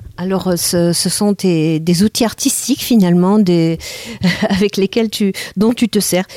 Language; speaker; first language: French; native; French